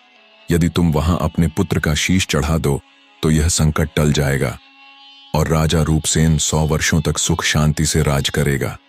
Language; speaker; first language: Hindi; native; Hindi